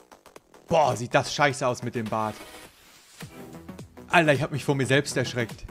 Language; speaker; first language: German; native; German